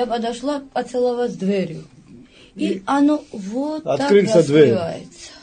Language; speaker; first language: Russian; non-native, fluent; Georgian